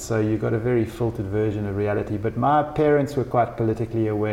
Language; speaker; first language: English; native; English